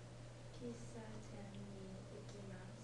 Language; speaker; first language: Japanese; non-native, learner; English